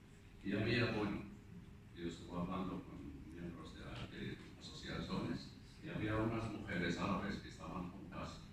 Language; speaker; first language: Spanish; non-native, fluent; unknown